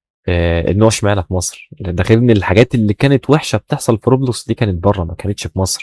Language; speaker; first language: Arabic; native; Arabic